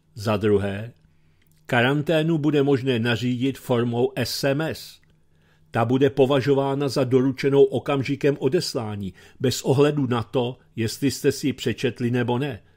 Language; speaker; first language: Czech; native; Czech